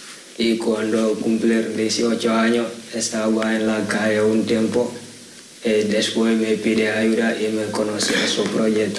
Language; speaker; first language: Spanish; non-native, learner; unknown